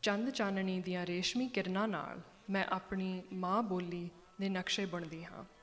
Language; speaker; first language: Punjabi; early bilingual, heritage; Punjabi